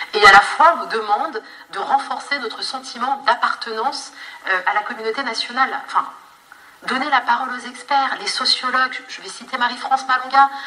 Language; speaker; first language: French; native; French